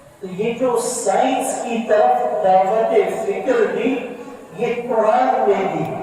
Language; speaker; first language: Urdu; non-native, local second language; Pashto